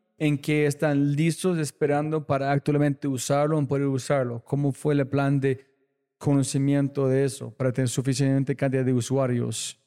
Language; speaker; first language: Spanish; non-native, fluent; English